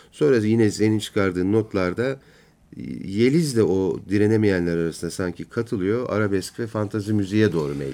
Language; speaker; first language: Turkish; native; Turkish